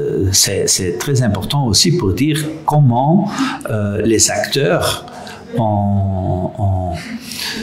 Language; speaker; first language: French; non-native, local second language; Dutch